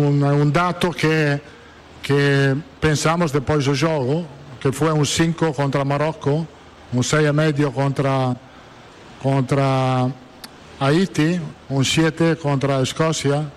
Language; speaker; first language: Portuguese; non-native, fluent; Italian